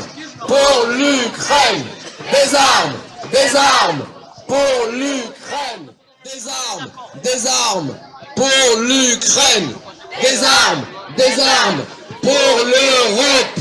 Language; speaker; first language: French; non-native, fluent; Ukrainian